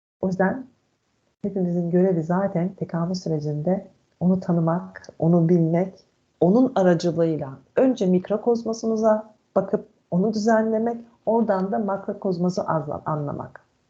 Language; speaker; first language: Turkish; native; Turkish